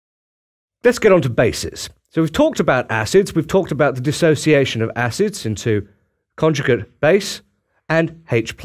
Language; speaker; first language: English; native; English